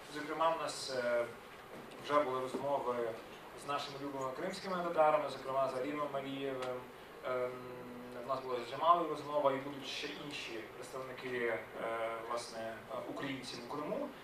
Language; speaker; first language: Ukrainian; native; Ukrainian